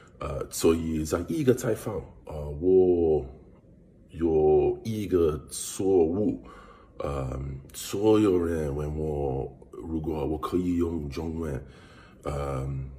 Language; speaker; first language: Chinese; non-native, learner; English